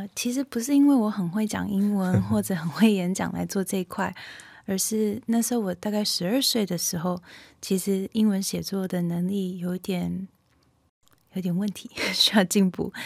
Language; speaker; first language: Chinese; early bilingual, heritage; Chinese